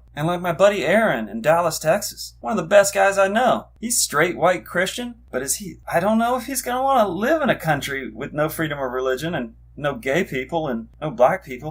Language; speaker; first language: English; native; English